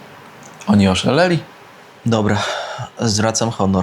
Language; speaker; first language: Polish; native; Polish